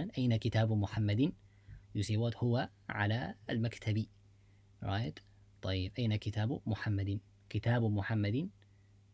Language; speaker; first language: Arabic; non-native, fluent; English